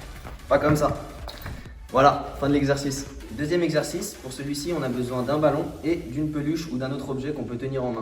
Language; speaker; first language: French; native; French